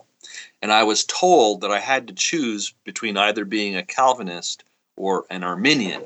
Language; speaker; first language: English; native; English